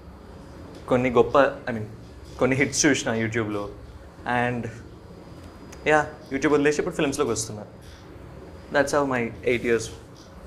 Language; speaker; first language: Telugu; native; Telugu